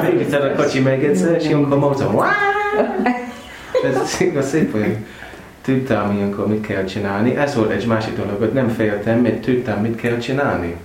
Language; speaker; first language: Hungarian; non-native, fluent; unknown